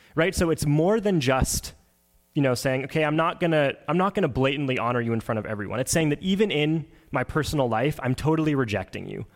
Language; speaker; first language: English; native; English